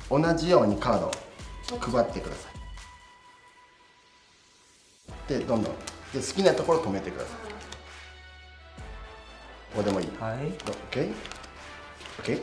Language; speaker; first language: Japanese; non-native, learner; Korean